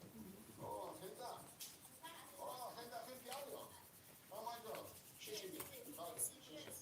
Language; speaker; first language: Chinese; non-native, learner; English